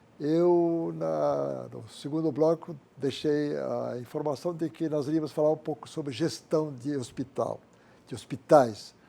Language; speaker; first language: Portuguese; native; Portuguese